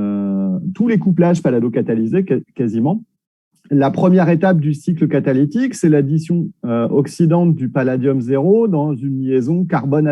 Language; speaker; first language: French; native; French